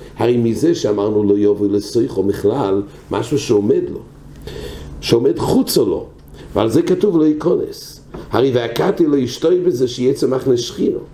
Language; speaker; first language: Hebrew; non-native, fluent; English